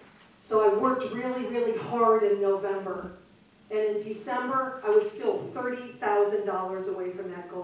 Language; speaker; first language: English; native; English